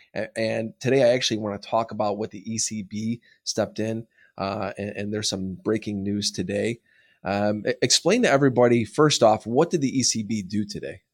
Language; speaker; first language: English; non-native, fluent; Italian